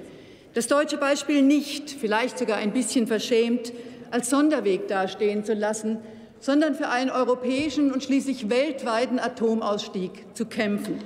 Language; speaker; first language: German; native; German